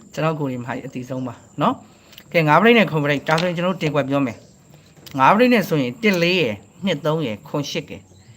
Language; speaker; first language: Burmese; native; Burmese